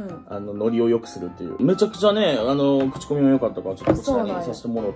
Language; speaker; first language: Japanese; native; Japanese